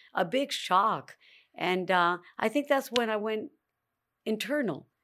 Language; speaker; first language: English; early bilingual, other home language; Spanish